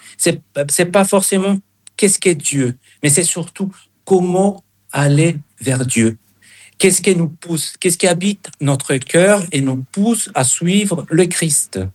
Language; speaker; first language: French; non-native, fluent; Spanish